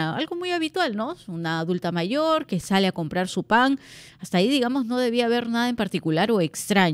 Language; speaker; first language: Spanish; native; Spanish